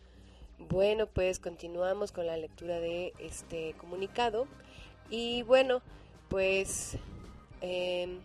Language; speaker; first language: Spanish; native; Spanish